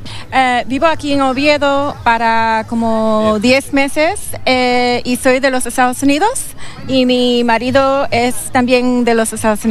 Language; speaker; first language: Spanish; non-native, learner; English